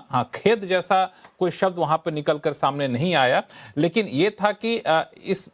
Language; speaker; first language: Hindi; native; Hindi